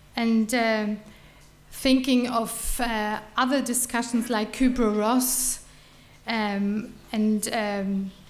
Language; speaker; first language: English; non-native, fluent; German